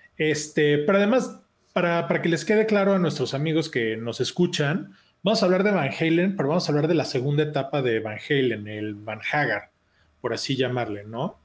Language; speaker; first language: Spanish; native; Spanish